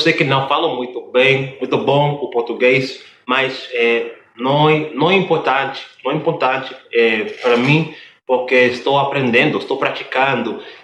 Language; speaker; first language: Portuguese; non-native, learner; English